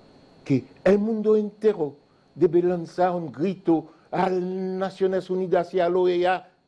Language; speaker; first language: Spanish; non-native, fluent; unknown